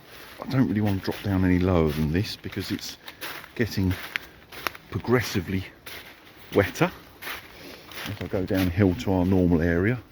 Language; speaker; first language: English; native; English